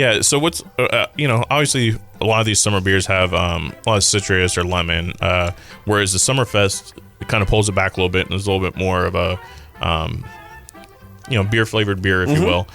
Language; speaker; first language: English; native; English